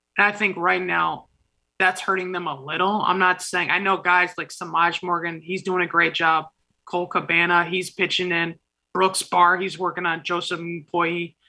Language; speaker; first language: English; native; English